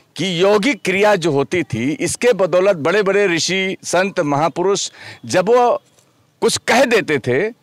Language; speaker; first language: Hindi; native; Hindi